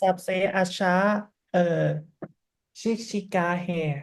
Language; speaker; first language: Hindi; non-native, learner; Thai